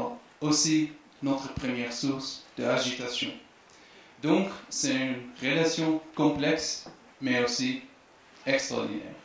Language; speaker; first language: French; non-native, fluent; Dutch